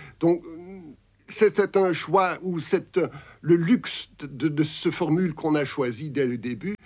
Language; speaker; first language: French; non-native, local second language; Dutch